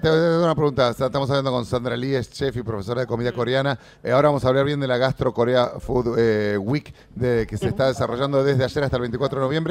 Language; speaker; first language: Spanish; native; Spanish